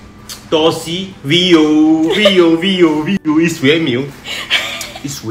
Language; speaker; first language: Portuguese; non-native, learner; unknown